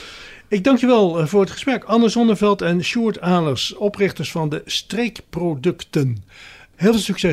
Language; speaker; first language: Dutch; native; Dutch